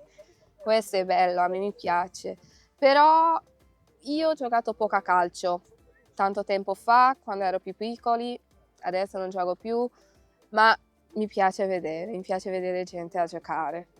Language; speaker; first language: Italian; non-native, fluent; Kabuverdianu